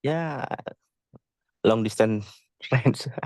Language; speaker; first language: English; non-native, learner; Indonesian